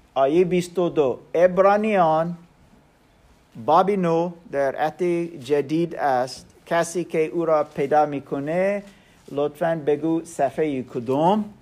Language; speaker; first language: Persian; non-native, learner; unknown